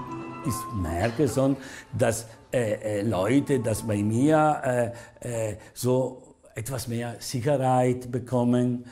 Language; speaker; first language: German; non-native, learner; Italian